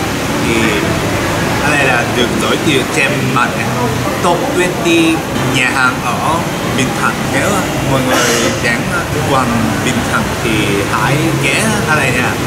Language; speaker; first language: Vietnamese; non-native, learner; Japanese